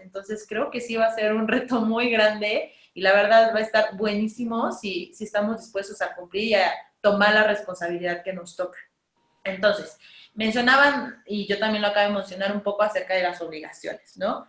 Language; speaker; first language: Spanish; native; Spanish